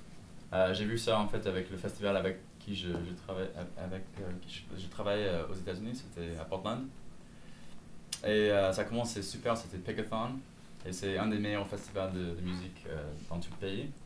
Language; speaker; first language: French; non-native, fluent; English